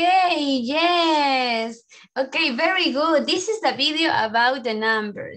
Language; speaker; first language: English; non-native, learner; Spanish